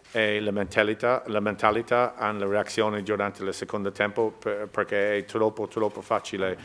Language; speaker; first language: Italian; non-native, learner; English